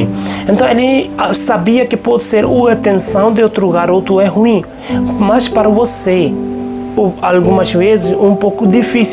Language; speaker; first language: Portuguese; non-native, local second language; Hindi